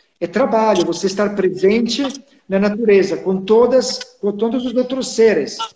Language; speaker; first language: Portuguese; non-native, fluent; Serbian